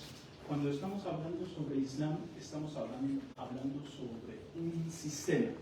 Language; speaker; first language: Spanish; non-native, fluent; Persian